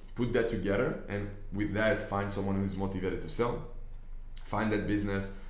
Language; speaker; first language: English; non-native, fluent; Hebrew